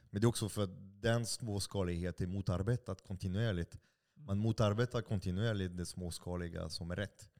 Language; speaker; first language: Swedish; non-native, fluent; French